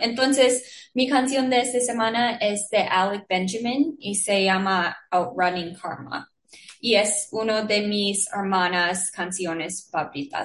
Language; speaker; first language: Spanish; non-native, learner; English